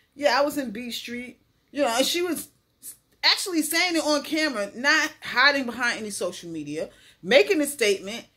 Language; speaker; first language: English; native; English